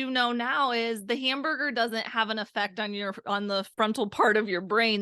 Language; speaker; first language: English; native; English